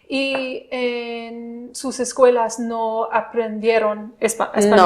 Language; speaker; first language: Spanish; non-native, fluent; English